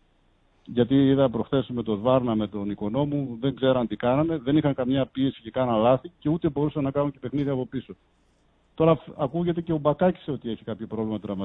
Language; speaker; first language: Greek; native; Greek